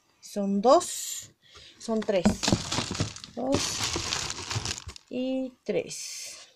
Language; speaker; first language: Spanish; native; Spanish